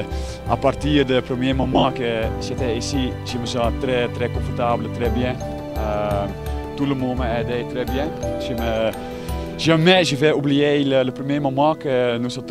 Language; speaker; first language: French; non-native, learner; Dutch